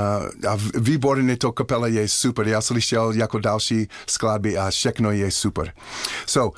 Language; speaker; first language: Czech; non-native, learner; English